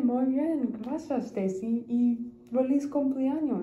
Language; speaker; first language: Spanish; non-native, learner; English